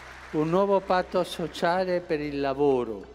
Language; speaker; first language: Italian; non-native, fluent; Spanish